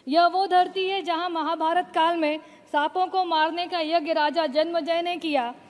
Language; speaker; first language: Hindi; native; Hindi